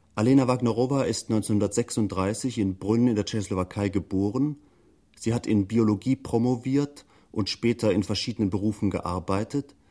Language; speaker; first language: German; native; German